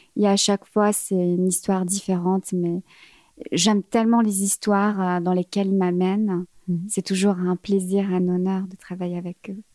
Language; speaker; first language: French; early bilingual, other home language; Arabic